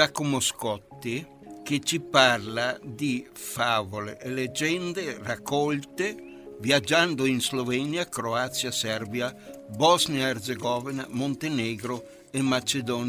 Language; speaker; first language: Italian; non-native, fluent; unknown